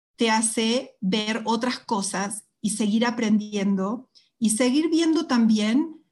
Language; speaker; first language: Spanish; native; Spanish